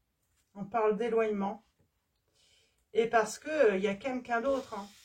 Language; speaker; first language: French; native; French